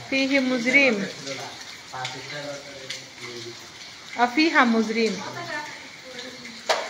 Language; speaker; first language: Arabic; non-native, learner; Bangla